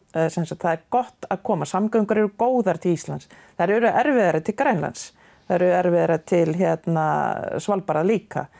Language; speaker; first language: Icelandic; native; Icelandic